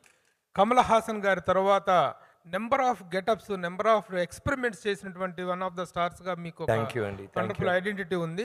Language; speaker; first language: Telugu; native; Telugu